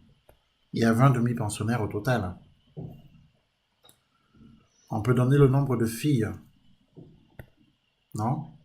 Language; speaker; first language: French; native; French